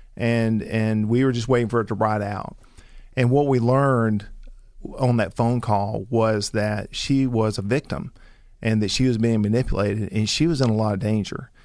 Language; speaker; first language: English; native; English